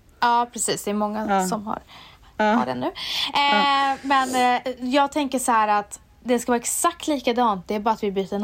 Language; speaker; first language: Swedish; native; Swedish